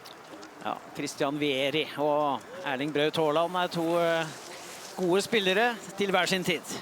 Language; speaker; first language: Norwegian; native; Norwegian